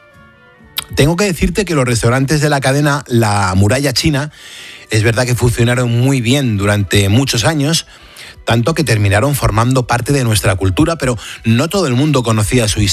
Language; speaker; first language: Spanish; native; Spanish